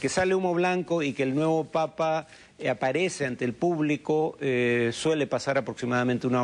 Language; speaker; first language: Spanish; native; Spanish